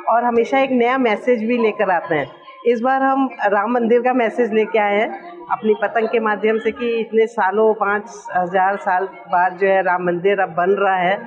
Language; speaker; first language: Hindi; native; Hindi